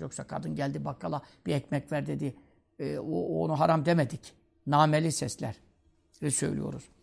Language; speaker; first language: Turkish; native; Turkish